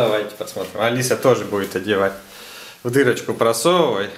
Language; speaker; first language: Russian; native; Russian